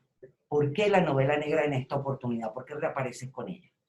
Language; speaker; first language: Spanish; native; Spanish